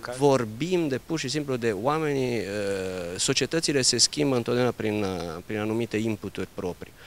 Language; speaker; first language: Romanian; early bilingual, heritage; Romanian